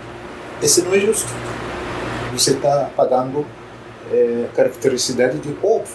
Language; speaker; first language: Portuguese; non-native, fluent; Arabic